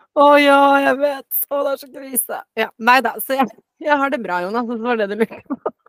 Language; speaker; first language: Norwegian; early bilingual, other home language; Bosnian